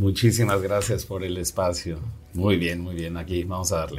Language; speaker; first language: Spanish; native; Spanish